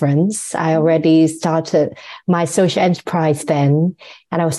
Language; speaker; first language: English; non-native, local second language; Cantonese